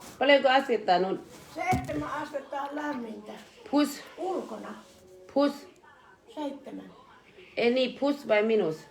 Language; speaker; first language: Finnish; non-native, learner; Thai